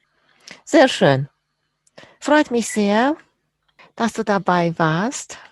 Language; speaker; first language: German; non-native, fluent; Romanian